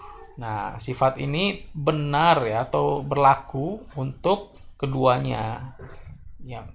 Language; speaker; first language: Indonesian; native; Indonesian